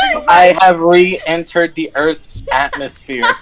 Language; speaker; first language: English; native; English